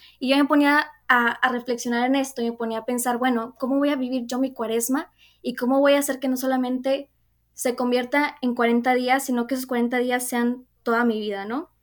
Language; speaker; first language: Spanish; native; Spanish